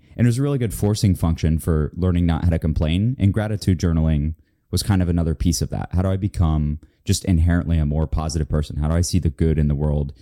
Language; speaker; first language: English; native; English